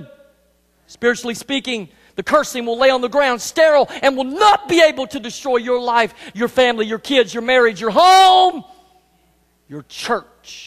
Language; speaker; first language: English; native; English